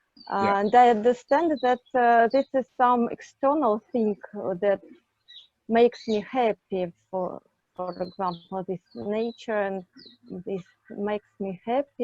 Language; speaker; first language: English; non-native, fluent; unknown